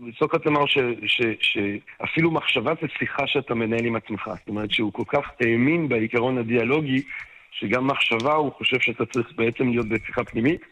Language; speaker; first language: Hebrew; non-native, fluent; French